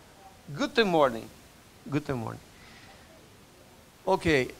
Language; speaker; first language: English; non-native, fluent; Portuguese